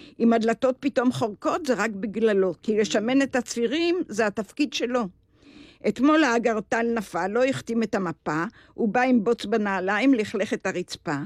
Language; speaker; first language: Hebrew; native; Hebrew